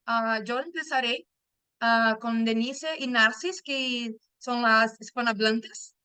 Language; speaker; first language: Spanish; non-native, fluent; Portuguese